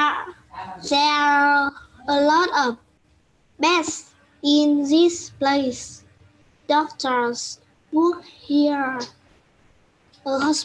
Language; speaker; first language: English; non-native, learner; Vietnamese